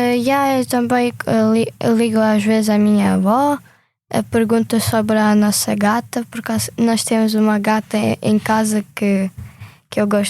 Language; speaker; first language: Portuguese; early bilingual, other home language; Ukrainian